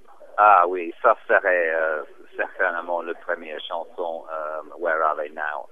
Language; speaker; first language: French; non-native, fluent; English